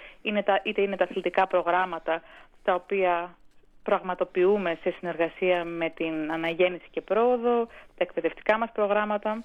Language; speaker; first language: Greek; native; Greek